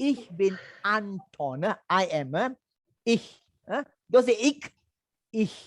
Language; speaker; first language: German; non-native, learner; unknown